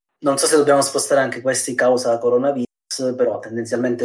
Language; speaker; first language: Italian; native; Italian